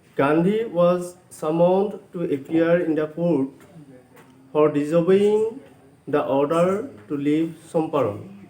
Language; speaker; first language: English; non-native, local second language; Assamese